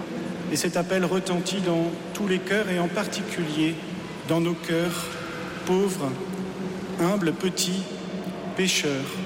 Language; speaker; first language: French; native; French